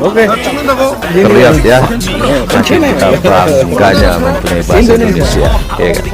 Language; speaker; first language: Indonesian; native; Indonesian